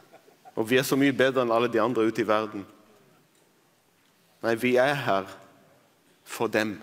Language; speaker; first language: Norwegian; non-native, fluent; Arabic